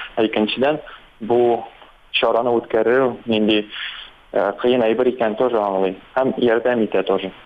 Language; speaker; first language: Tatar; native; Tatar